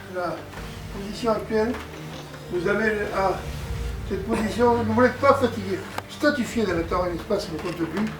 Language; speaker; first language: French; native; French